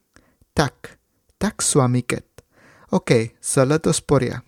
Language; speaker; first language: Swedish; non-native, learner; Spanish